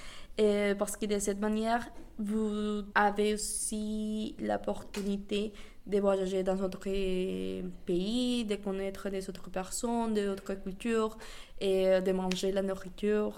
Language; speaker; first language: French; non-native, fluent; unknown